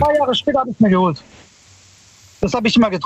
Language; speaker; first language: German; early bilingual, other home language; Italian